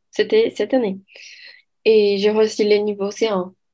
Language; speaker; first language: French; non-native, fluent; Portuguese